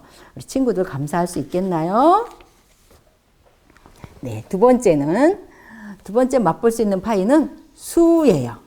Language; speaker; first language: Korean; native; Korean